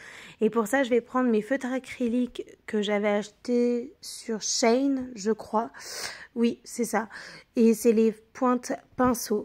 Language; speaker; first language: French; native; French